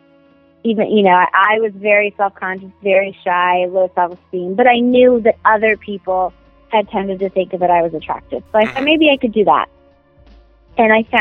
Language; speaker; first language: English; native; English